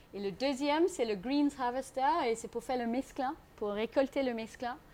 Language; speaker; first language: French; non-native, fluent; English